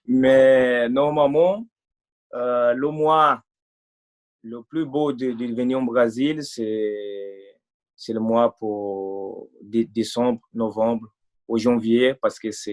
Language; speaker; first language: French; non-native, fluent; Portuguese